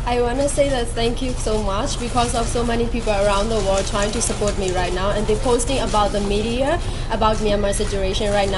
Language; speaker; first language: English; non-native, fluent; Burmese